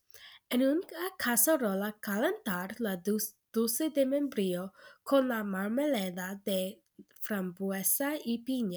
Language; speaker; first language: Spanish; non-native, learner; English